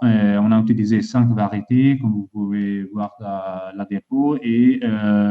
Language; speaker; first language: French; non-native, fluent; Italian